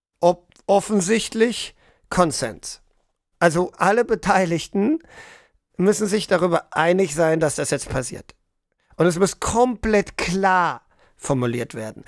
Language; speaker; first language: German; native; German